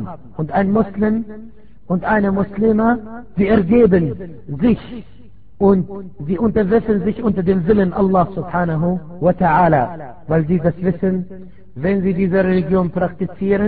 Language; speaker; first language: German; non-native, fluent; Arabic